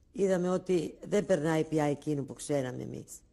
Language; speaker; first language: Greek; non-native, local second language; Ladino